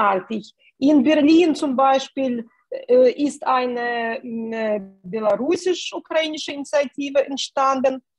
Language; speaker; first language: German; non-native, fluent; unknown